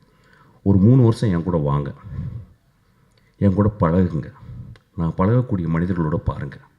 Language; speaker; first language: Tamil; native; Tamil